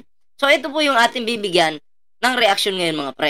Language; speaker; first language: Filipino; native; Filipino